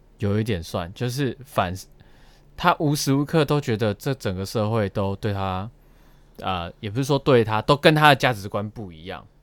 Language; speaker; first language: Chinese; native; Chinese